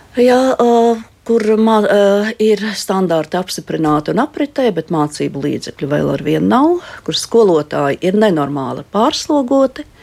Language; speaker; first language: Latvian; native; Latvian